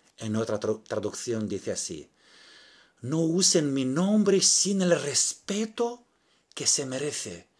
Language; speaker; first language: Spanish; non-native, fluent; Romanian